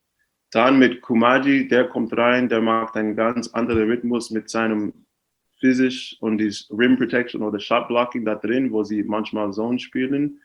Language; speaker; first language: German; non-native, fluent; English